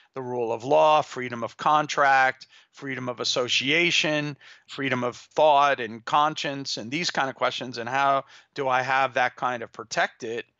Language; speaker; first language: English; native; English